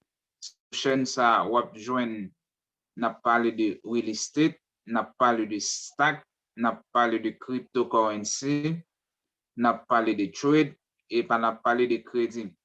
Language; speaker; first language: French; non-native, learner; Haitian Creole